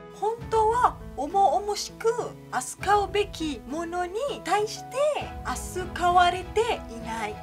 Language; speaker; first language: Japanese; non-native, fluent; Malay